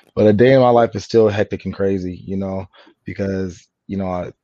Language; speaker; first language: English; native; English